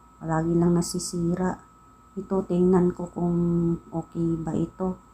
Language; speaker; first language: Filipino; non-native, local second language; Cebuano